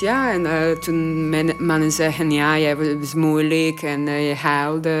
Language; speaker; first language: Dutch; non-native, learner; Croatian